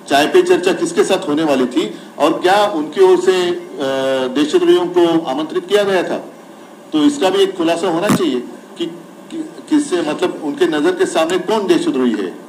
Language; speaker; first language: Hindi; non-native, local second language; Marathi